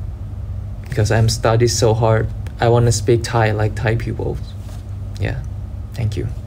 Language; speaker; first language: English; non-native, learner; Thai